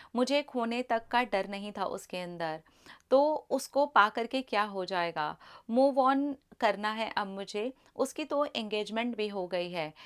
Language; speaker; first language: Hindi; native; Hindi